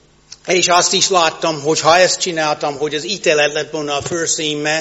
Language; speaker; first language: Hungarian; non-native, fluent; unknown